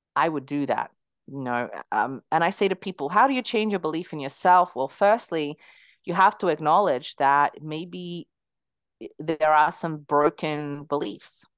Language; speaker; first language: English; early bilingual, other home language; Spanish